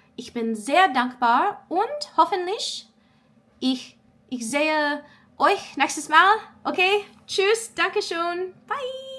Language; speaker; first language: German; non-native, learner; English